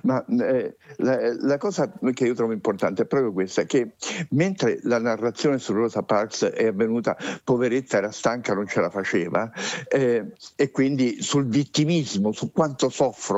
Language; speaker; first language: Italian; native; Italian